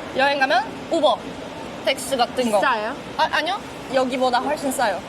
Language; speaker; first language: Korean; non-native, fluent; Portuguese